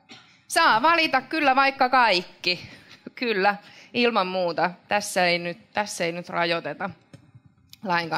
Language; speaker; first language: Finnish; native; Finnish